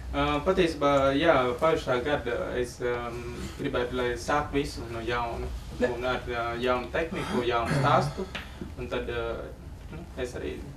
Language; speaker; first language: Latvian; non-native, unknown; Vietnamese